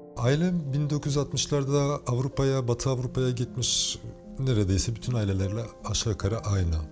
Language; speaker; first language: Turkish; early bilingual, heritage; Turkish